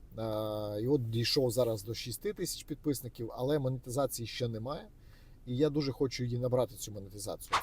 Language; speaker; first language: Ukrainian; native; Ukrainian